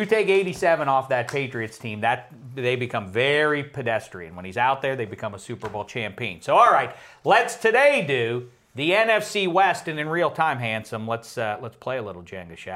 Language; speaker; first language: English; native; English